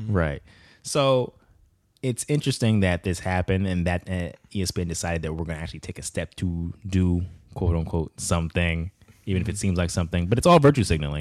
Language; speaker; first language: English; native; English